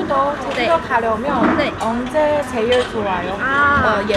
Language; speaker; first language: Korean; non-native, learner; Chinese